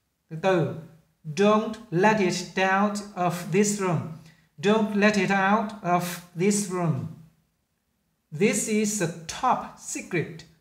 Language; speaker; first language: English; non-native, fluent; Vietnamese